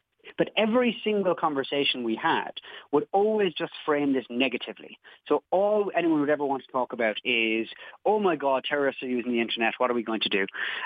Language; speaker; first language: English; native; English